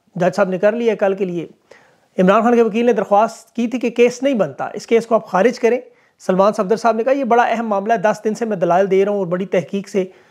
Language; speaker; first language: Urdu; native; Urdu